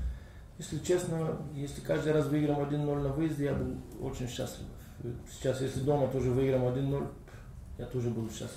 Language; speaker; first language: Russian; non-native, learner; Bulgarian